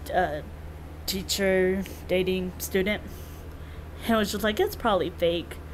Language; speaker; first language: English; native; English